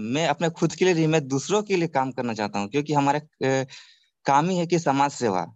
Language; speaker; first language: Hindi; native; Hindi